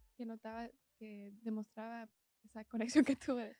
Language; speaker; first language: Spanish; early bilingual, heritage; Spanish